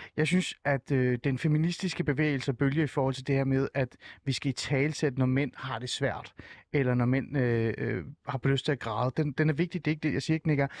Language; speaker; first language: Danish; early bilingual, other home language; Persian